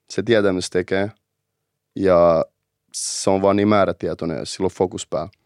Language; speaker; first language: Finnish; native; Finnish